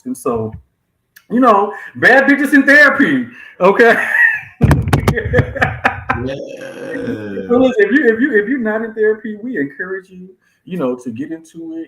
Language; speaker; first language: English; native; English